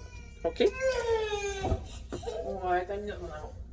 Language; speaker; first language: French; native; French